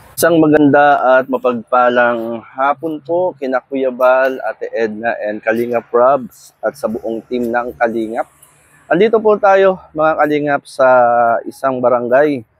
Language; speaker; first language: Filipino; native; Filipino